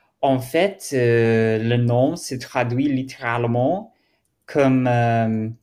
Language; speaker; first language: French; non-native, learner; German